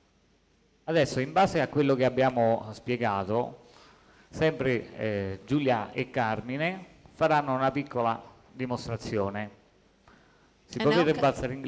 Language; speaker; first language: Italian; native; Italian